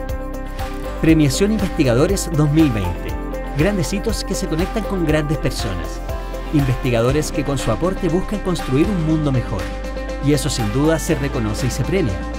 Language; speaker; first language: Spanish; native; Spanish